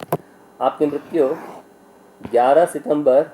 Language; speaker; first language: Hindi; non-native, local second language; Kannada